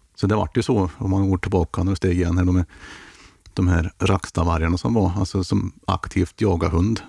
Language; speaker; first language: Swedish; native; Swedish